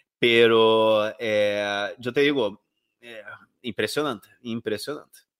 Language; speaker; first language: Spanish; non-native, fluent; Portuguese